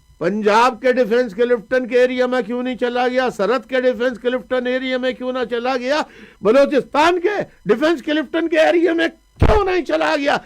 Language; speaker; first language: Urdu; native; Urdu